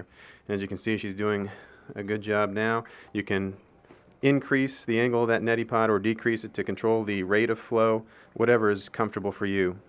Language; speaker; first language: English; native; English